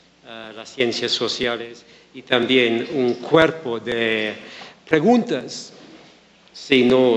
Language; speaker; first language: Spanish; non-native, fluent; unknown